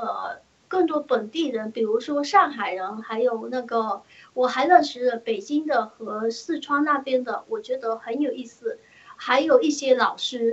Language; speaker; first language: Chinese; early bilingual, heritage; Chinese